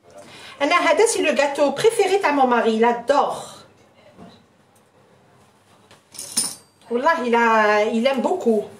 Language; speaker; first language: Arabic; native; Arabic